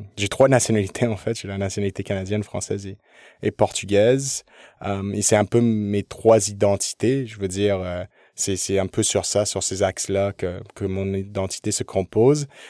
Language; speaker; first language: French; early bilingual, other home language; English